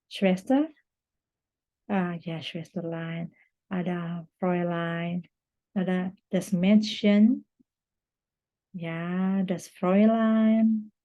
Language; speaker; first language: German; non-native, fluent; Indonesian